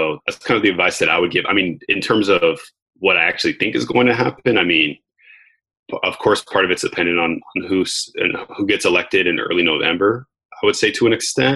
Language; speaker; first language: English; native; English